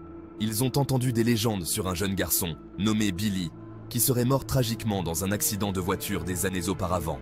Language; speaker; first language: French; native; French